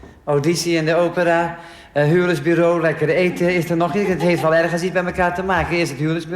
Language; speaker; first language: Dutch; native; Dutch